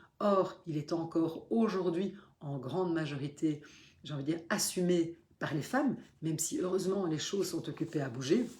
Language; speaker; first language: French; native; French